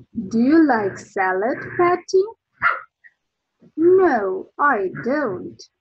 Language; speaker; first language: English; non-native, fluent; Ukrainian